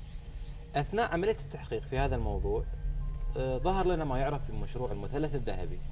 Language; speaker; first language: Arabic; native; Arabic